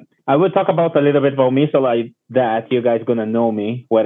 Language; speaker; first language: English; non-native, learner; Portuguese